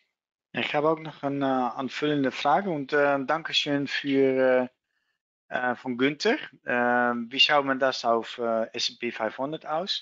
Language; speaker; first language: German; non-native, learner; Dutch